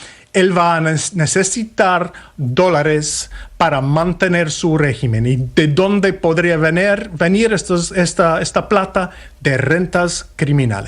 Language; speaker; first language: Spanish; non-native, fluent; English